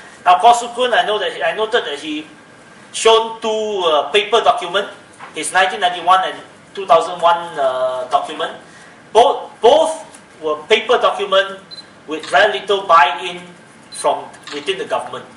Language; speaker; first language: English; non-native, local second language; Chinese